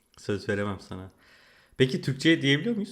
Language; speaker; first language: Turkish; native; Turkish